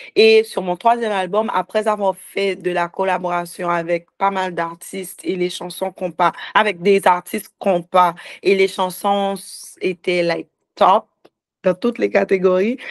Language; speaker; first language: French; native; French